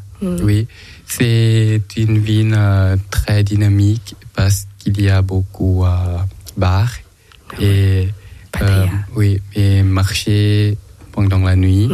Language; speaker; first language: French; non-native, learner; Thai